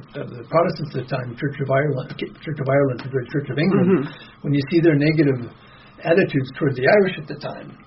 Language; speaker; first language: English; native; English